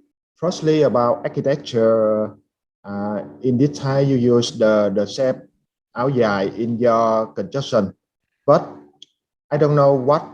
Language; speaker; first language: English; non-native, fluent; Vietnamese